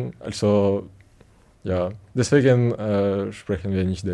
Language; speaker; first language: German; non-native, learner; Ukrainian